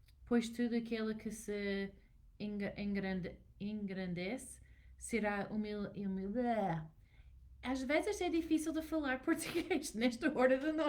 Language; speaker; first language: Portuguese; non-native, learner; English